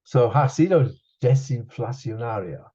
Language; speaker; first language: Spanish; non-native, fluent; English